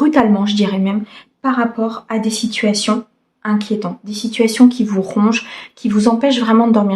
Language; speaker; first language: French; native; French